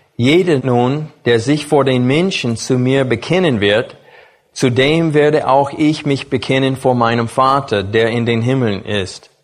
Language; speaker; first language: German; non-native, fluent; English